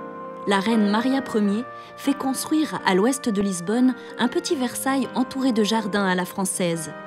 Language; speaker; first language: French; native; French